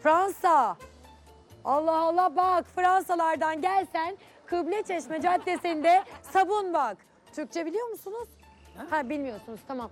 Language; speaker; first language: Turkish; native; Turkish